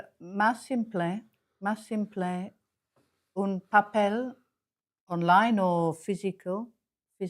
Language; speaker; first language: Spanish; non-native, learner; English